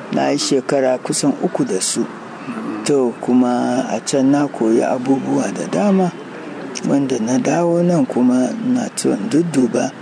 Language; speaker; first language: Hausa; non-native, local second language; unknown